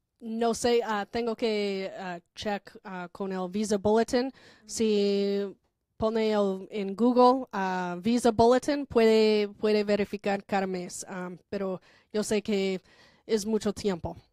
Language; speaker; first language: Spanish; non-native, fluent; English